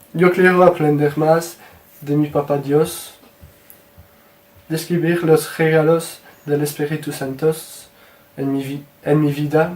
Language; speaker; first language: Spanish; non-native, learner; French